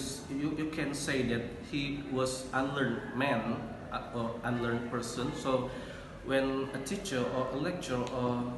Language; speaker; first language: English; non-native, learner; Indonesian